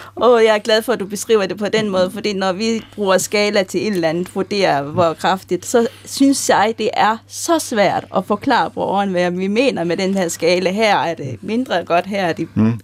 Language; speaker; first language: Danish; native; Danish